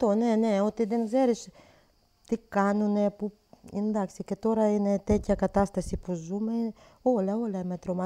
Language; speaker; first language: Greek; non-native, learner; Ukrainian